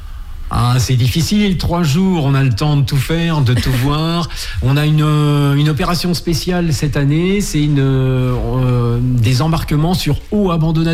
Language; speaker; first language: French; native; French